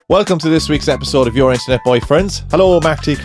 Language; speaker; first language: English; native; English